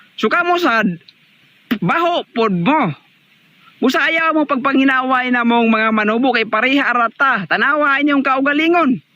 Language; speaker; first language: Cebuano; non-native, local second language; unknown